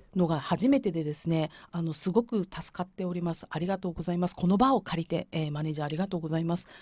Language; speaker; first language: Japanese; native; Japanese